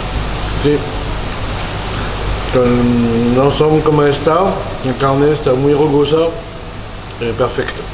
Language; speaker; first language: Spanish; non-native, learner; French